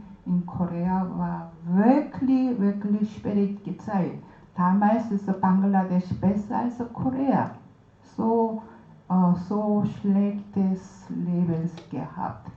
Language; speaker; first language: German; non-native, learner; Korean